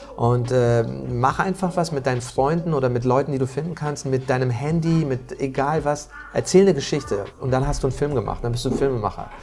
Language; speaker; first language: German; early bilingual, other home language; Turkish